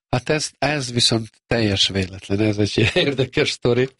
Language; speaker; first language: Hungarian; non-native, local second language; Serbian